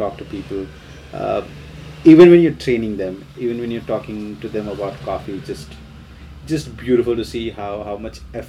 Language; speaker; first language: English; non-native, local second language; Gujarati